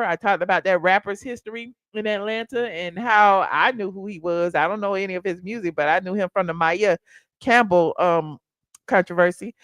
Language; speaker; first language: English; native; English